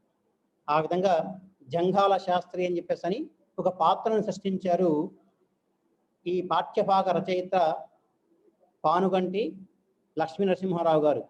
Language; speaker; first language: Telugu; native; Telugu